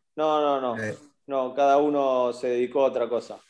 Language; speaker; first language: Spanish; native; Spanish